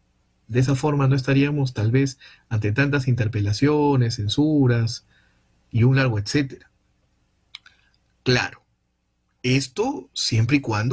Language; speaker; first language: Spanish; native; Spanish